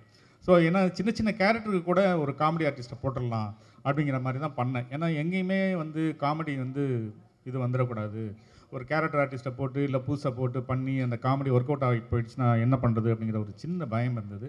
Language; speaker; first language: Tamil; native; Tamil